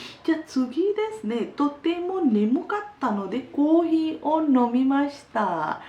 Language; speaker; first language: Japanese; non-native, fluent; Hindi